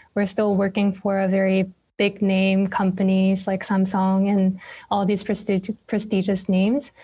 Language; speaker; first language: English; non-native, fluent; Korean